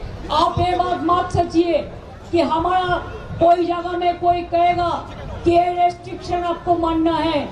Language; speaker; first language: Hindi; non-native, local second language; Bangla